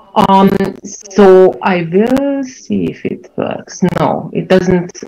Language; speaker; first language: English; non-native, fluent; Ukrainian